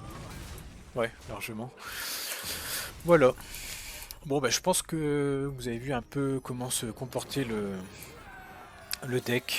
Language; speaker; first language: French; native; French